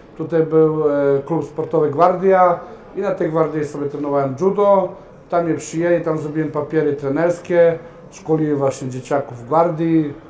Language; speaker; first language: Polish; early bilingual, heritage; Serbian